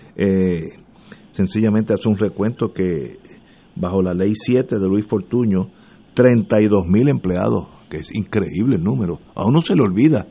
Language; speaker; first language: Spanish; early bilingual, heritage; Spanish